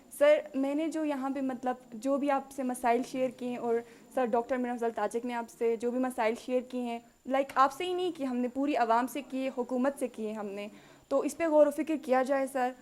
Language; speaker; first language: Urdu; non-native, local second language; Khowar